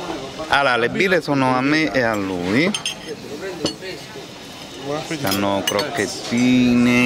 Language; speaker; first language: Italian; native; Italian